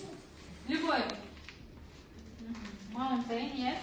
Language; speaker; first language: English; non-native, learner; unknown